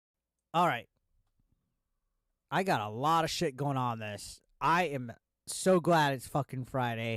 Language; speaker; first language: English; native; English